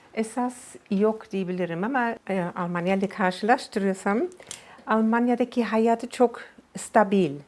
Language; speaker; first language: Turkish; non-native, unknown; German